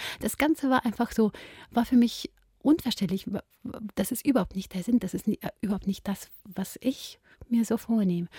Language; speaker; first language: German; non-native, fluent; Russian